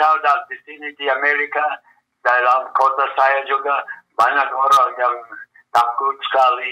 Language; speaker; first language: Indonesian; non-native, fluent; English